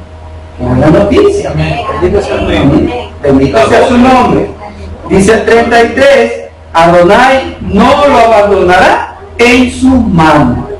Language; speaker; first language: Spanish; native; Spanish